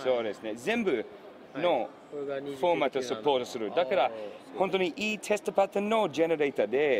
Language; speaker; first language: Japanese; non-native, learner; English